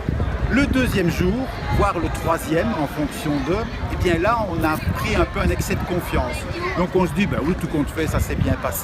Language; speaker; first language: French; native; French